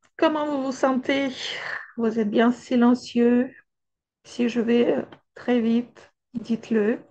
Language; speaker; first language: French; non-native, fluent; Russian